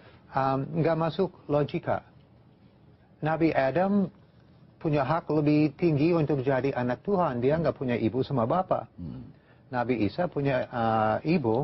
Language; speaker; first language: Indonesian; non-native, fluent; English